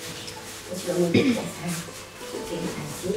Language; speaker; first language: Spanish; non-native, learner; Japanese